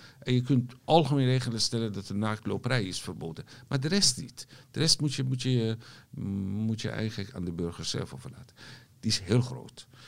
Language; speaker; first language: Dutch; non-native, fluent; Persian